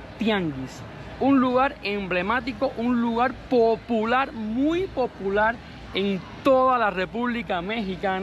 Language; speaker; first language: Spanish; native; Spanish